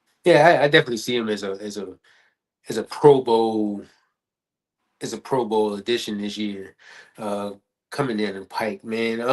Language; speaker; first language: English; native; English